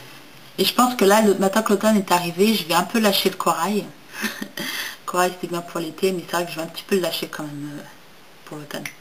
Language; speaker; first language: French; native; French